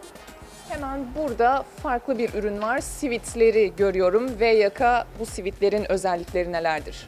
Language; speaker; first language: Turkish; native; Turkish